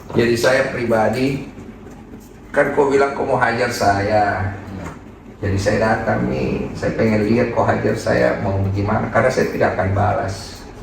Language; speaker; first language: Indonesian; native; Indonesian